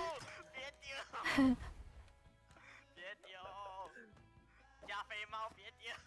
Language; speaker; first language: Chinese; native; Chinese